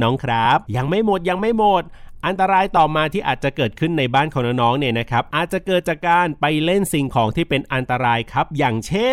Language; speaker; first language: Thai; native; Thai